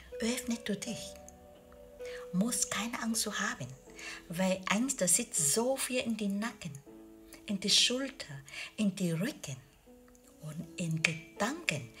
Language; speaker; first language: German; non-native, learner; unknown